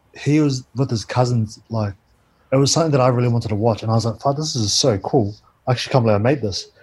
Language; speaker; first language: English; native; English